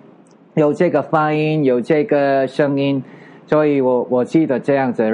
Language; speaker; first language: Chinese; non-native, learner; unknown